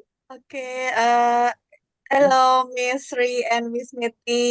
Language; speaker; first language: English; non-native, learner; Indonesian